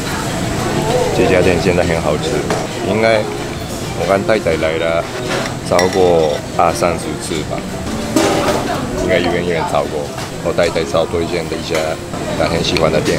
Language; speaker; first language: Chinese; non-native, fluent; Japanese